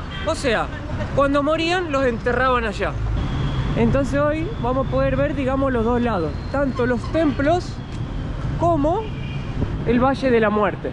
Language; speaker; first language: Spanish; native; Spanish